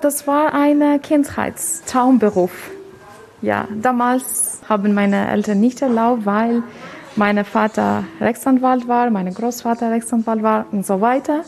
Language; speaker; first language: German; non-native, fluent; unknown